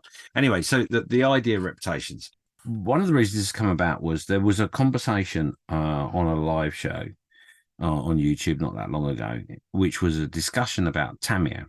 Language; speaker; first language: English; native; English